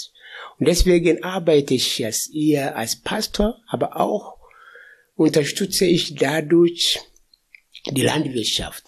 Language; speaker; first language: German; non-native, fluent; Swahili